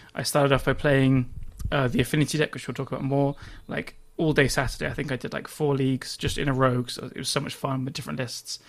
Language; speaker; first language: English; native; English